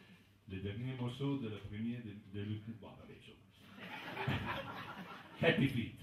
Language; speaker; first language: French; non-native, learner; Italian